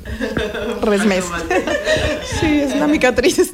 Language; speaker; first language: Catalan; non-native, fluent; Spanish